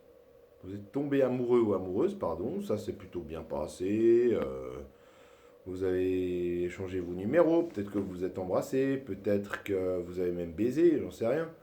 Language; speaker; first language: French; native; French